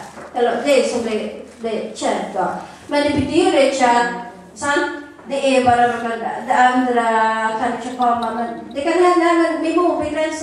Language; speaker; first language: Norwegian; non-native, learner; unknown